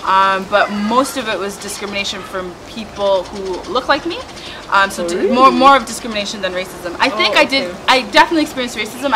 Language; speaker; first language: English; native; English